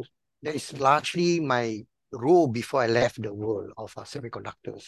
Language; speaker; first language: English; non-native, local second language; Min Nan Chinese